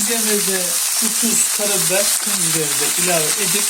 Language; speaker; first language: Turkish; native; Turkish